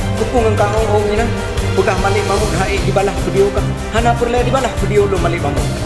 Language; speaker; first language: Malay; non-native, local second language; Achinese